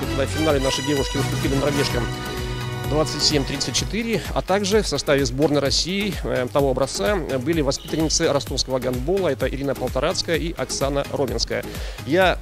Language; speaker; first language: Russian; native; Russian